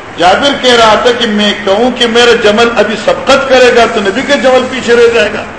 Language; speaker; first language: Urdu; non-native, local second language; Pashto